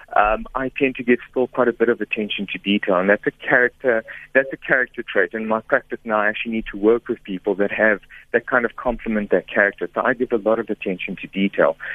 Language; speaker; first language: English; native; English